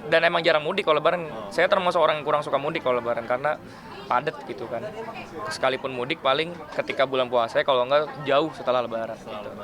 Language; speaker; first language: Indonesian; native; Indonesian